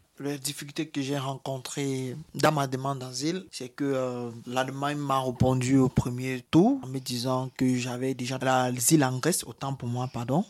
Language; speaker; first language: French; native; French